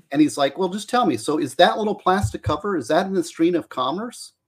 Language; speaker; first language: English; native; English